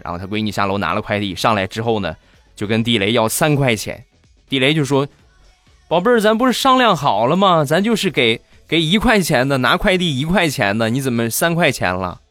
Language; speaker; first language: Chinese; native; Chinese